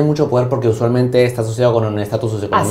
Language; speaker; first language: Spanish; native; Spanish